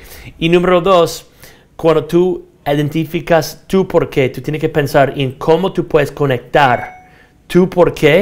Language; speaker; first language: Spanish; non-native, fluent; English